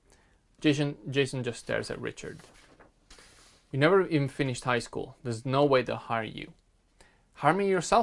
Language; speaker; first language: English; non-native, fluent; Italian